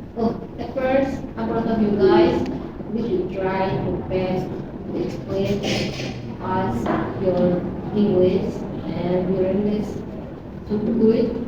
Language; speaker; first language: English; non-native, learner; Indonesian